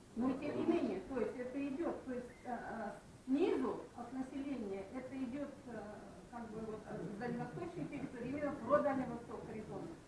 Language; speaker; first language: Russian; native; Russian